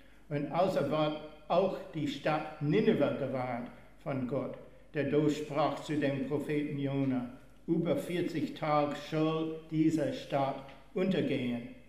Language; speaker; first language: German; non-native, fluent; English